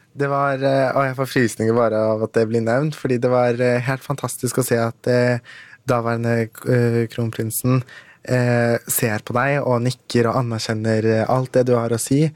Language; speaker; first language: Norwegian; early bilingual, other home language; Persian